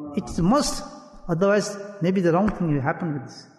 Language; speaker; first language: English; non-native, local second language; Urdu